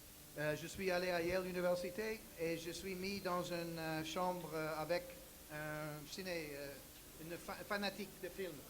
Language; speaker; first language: French; non-native, learner; English